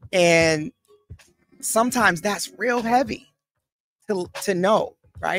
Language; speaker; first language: English; native; English